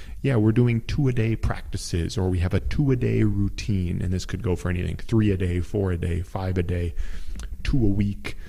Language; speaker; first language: English; native; English